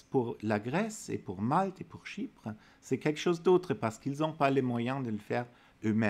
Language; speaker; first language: French; non-native, fluent; German